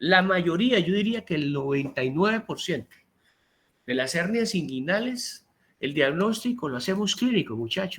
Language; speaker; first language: Spanish; native; Spanish